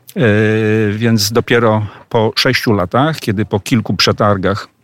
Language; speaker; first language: Polish; native; Polish